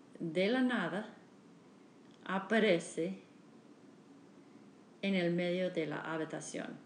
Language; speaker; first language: Spanish; non-native, learner; English